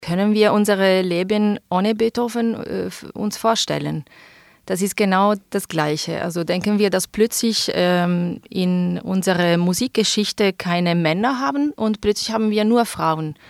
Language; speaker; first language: German; non-native, fluent; Italian